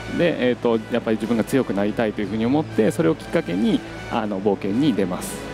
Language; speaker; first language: Japanese; native; Japanese